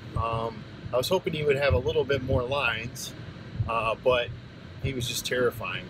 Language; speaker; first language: English; native; English